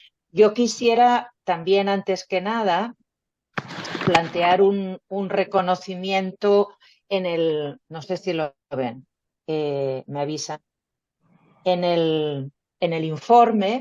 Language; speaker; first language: Spanish; native; Spanish